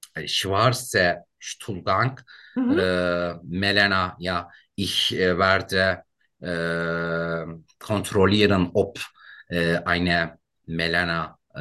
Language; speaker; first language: German; non-native, learner; Turkish